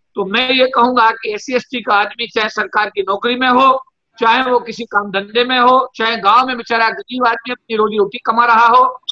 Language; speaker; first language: Hindi; native; Hindi